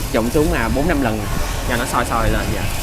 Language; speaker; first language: Vietnamese; native; Vietnamese